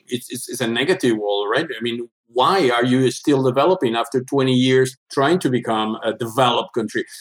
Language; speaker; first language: English; non-native, fluent; Spanish